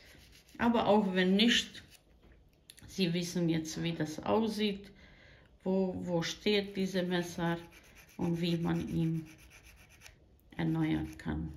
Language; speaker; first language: German; non-native, fluent; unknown